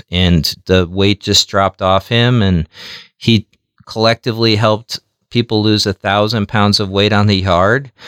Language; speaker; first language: English; native; English